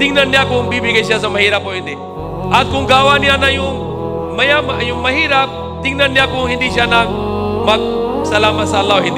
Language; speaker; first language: Filipino; non-native, learner; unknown